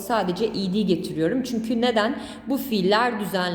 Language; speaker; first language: Turkish; native; Turkish